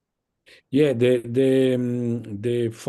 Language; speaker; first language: English; non-native, fluent; Italian